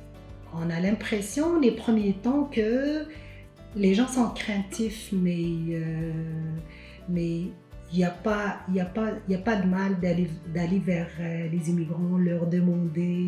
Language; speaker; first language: French; non-native, local second language; Arabic